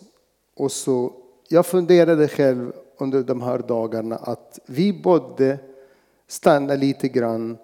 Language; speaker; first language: Swedish; non-native, fluent; Arabic